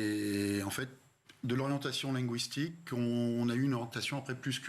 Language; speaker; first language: French; native; French